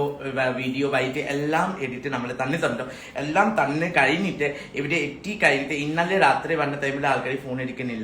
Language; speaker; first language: Malayalam; non-native, learner; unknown